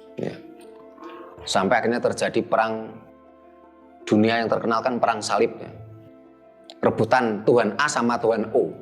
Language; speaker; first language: Indonesian; native; Indonesian